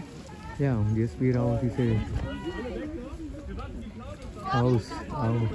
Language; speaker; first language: German; non-native, fluent; Spanish